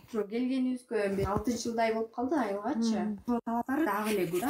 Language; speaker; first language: Kyrgyz; native; Kyrgyz